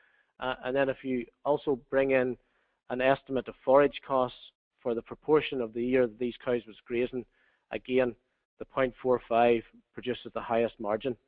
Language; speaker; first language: English; native; English